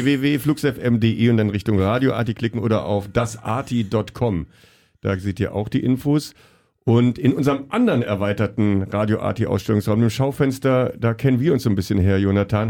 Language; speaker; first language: German; native; German